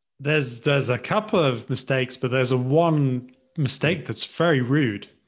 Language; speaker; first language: English; native; English